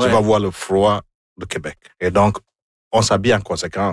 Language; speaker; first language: French; non-native, fluent; Igbo